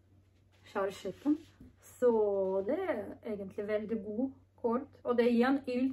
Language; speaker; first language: Norwegian; non-native, learner; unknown